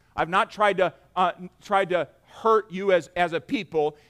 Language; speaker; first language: English; native; English